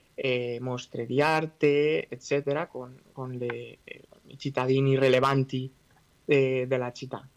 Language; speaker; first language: Italian; non-native, fluent; Spanish